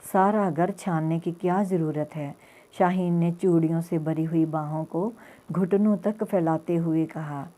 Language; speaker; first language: Hindi; non-native, local second language; Punjabi